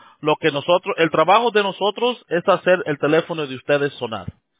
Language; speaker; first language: Spanish; early bilingual, heritage; Spanish